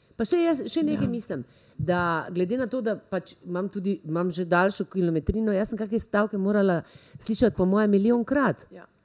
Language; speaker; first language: Slovenian; native; Slovenian